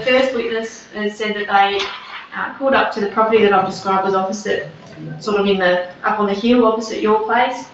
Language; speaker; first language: English; native; English